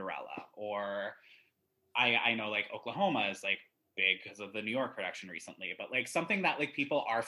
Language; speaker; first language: English; native; English